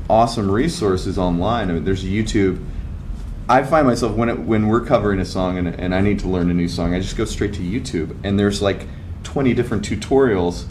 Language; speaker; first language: English; native; English